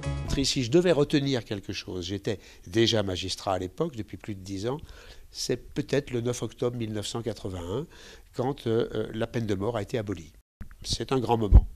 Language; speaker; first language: French; native; French